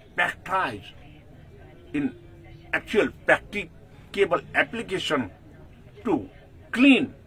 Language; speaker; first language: English; non-native, local second language; Nepali